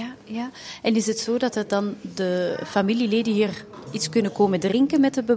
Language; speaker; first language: Dutch; native; Dutch